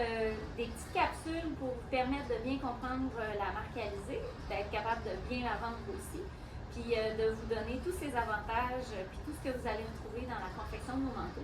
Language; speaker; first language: French; native; French